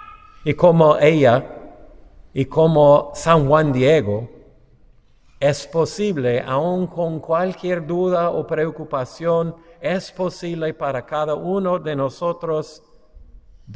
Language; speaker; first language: Spanish; non-native, fluent; English